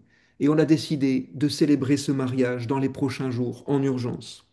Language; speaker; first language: French; native; French